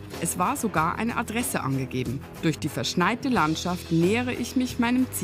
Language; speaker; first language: German; native; German